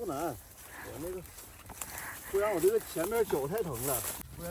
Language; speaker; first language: Chinese; native; Chinese